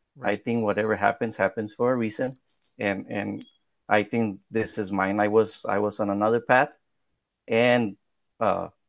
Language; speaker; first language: English; early bilingual, other home language; Spanish